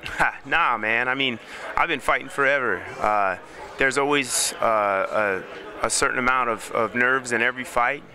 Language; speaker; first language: English; native; English